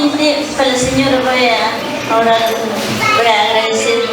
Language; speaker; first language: Spanish; non-native, local second language; Quechua